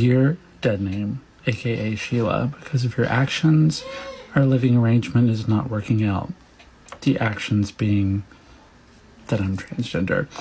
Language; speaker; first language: English; native; English